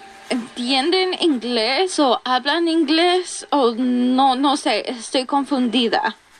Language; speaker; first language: Spanish; early bilingual, heritage; Spanish